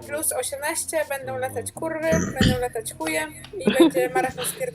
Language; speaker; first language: Polish; native; Polish